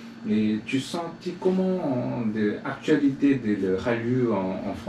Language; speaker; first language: French; non-native, learner; Korean